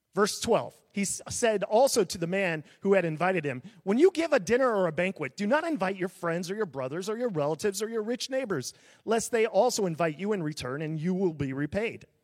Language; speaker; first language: English; native; English